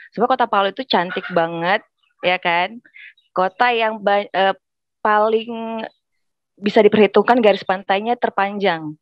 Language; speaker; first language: Indonesian; native; Indonesian